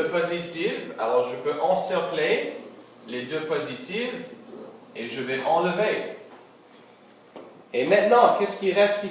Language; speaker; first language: French; non-native, local second language; English